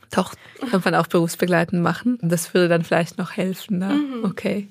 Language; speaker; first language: German; native; German